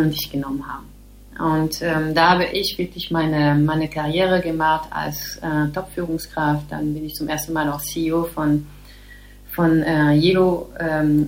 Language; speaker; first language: German; non-native, fluent; French